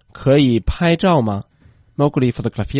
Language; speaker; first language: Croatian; non-native, fluent; Chinese